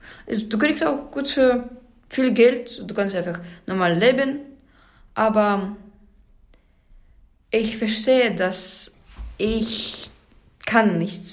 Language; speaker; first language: German; non-native, learner; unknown